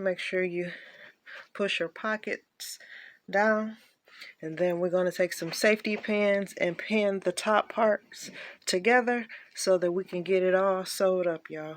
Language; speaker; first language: English; native; English